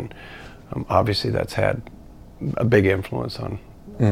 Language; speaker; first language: English; native; English